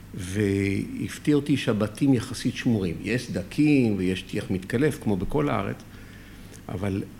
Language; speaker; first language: Hebrew; early bilingual, other home language; French